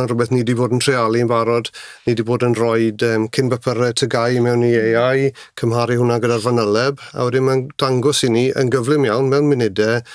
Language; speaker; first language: Welsh; native; Welsh